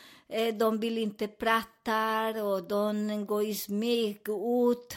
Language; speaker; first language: Swedish; non-native, learner; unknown